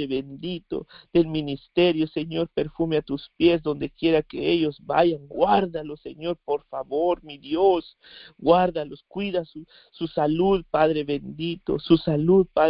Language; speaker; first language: Spanish; native; Spanish